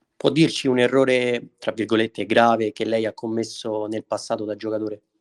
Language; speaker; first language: Italian; native; Italian